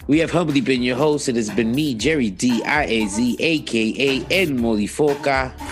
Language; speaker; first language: English; early bilingual, other home language; Spanish